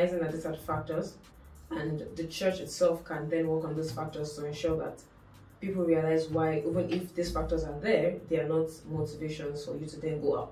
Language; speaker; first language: English; non-native, local second language; Yoruba